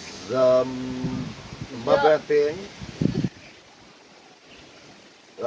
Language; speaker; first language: Vietnamese; native; Vietnamese